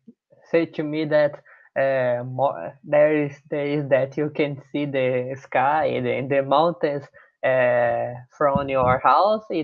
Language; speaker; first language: English; non-native, learner; Portuguese